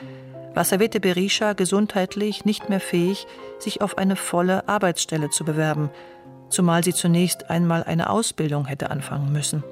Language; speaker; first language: German; native; German